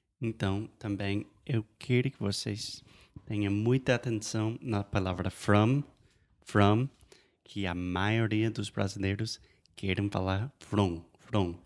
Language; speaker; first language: Portuguese; non-native, fluent; English